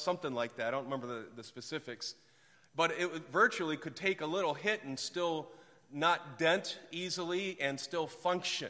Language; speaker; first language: English; native; English